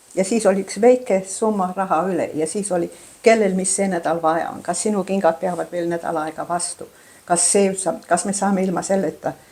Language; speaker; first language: Estonian; early bilingual, heritage; Estonian